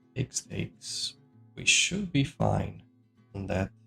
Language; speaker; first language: English; non-native, fluent; Georgian